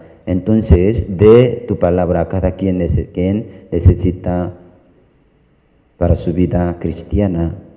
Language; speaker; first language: Spanish; non-native, learner; Korean